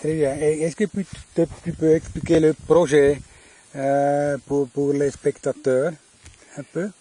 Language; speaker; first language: French; non-native, fluent; German